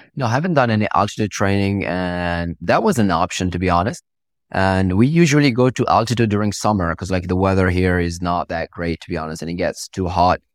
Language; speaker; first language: English; non-native, fluent; Italian